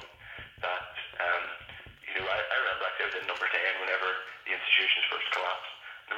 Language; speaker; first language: English; native; English